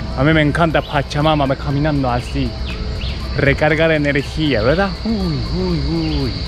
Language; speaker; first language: Spanish; non-native, learner; Japanese